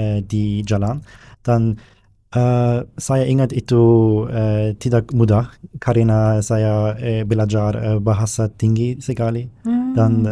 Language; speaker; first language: Indonesian; non-native, learner; German